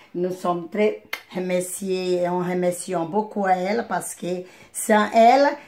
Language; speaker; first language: French; non-native, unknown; Portuguese